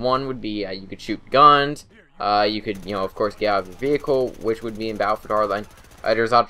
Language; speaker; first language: English; native; English